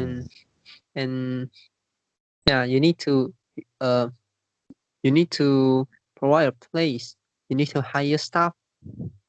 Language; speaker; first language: English; non-native, learner; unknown